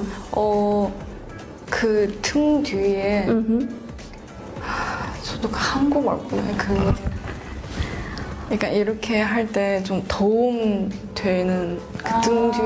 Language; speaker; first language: Korean; non-native, learner; Chinese